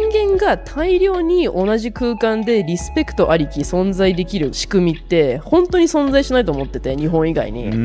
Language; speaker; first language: Japanese; native; Japanese